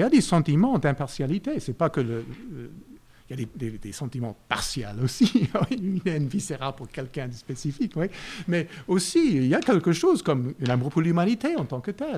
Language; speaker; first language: French; non-native, fluent; English